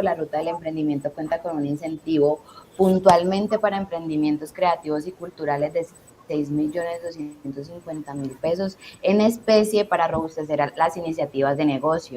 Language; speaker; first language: Spanish; native; Spanish